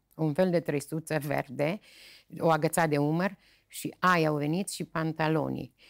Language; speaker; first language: Romanian; native; Romanian